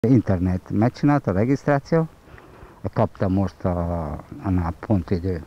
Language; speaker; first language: Hungarian; non-native, learner; Italian